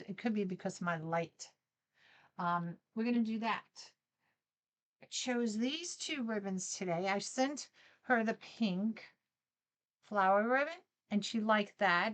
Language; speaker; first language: English; native; English